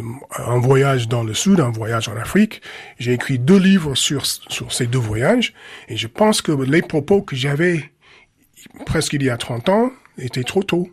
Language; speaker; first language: French; non-native, fluent; English